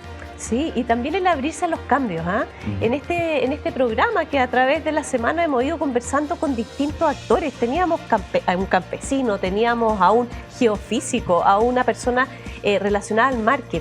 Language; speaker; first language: Spanish; native; Spanish